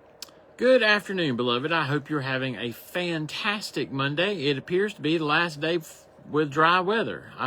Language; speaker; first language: English; native; English